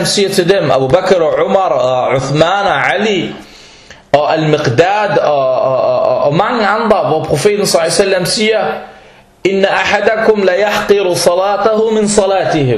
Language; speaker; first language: Danish; non-native, fluent; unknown